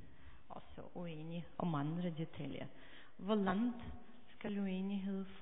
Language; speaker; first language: Danish; non-native, fluent; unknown